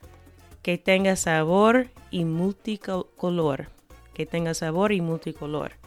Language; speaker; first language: Spanish; non-native, fluent; English